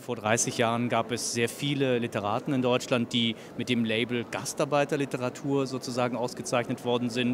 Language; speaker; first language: German; native; German